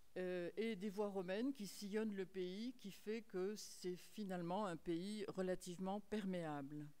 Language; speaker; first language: French; native; French